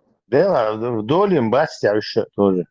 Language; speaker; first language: Russian; non-native, local second language; Chechen